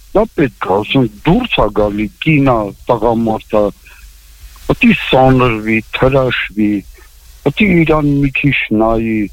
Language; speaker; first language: Armenian; native; Armenian